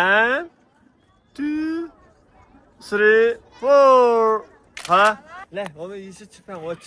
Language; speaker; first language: Chinese; non-native, local second language; Uyghur